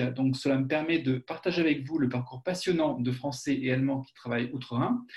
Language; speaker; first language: French; native; French